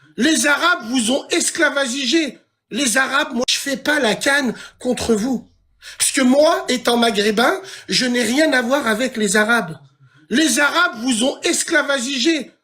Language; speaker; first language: French; early bilingual, other home language; Arabic